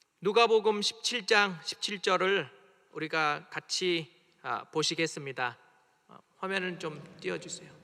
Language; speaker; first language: Korean; non-native, fluent; Vietnamese